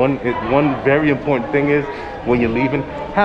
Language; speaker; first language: English; native; English